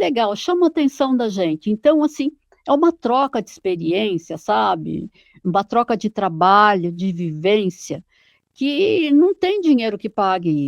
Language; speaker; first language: Portuguese; native; Portuguese